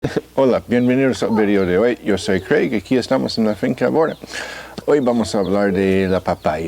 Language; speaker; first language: Spanish; non-native, fluent; English